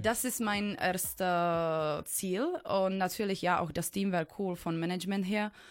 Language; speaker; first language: German; non-native, fluent; Czech